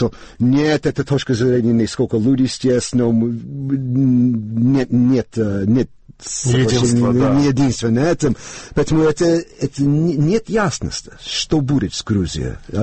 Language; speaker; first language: Russian; non-native, learner; English